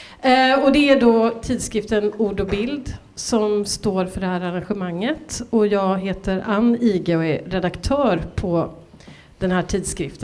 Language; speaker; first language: Swedish; native; Swedish